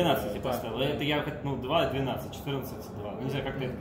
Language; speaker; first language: Russian; native; Russian